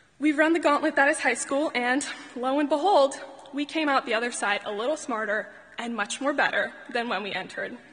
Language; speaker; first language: English; native; English